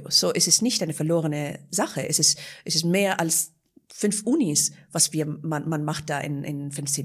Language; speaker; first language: German; non-native, fluent; Persian